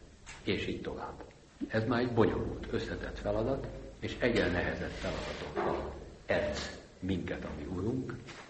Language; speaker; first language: Hungarian; native; Hungarian